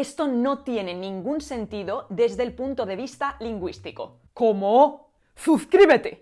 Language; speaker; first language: Spanish; native; Spanish